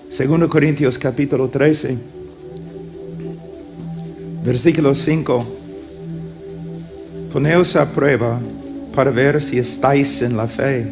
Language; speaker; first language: Spanish; non-native, fluent; English